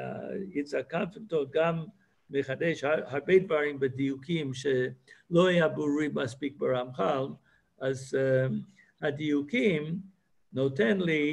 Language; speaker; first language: Hebrew; non-native, fluent; English